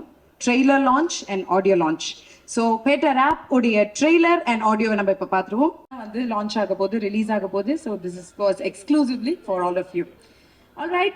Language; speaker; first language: Tamil; native; Tamil